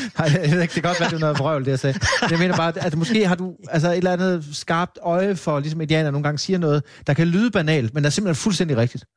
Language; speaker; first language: Danish; native; Danish